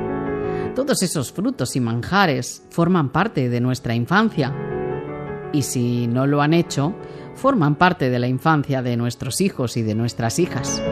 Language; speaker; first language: Spanish; native; Spanish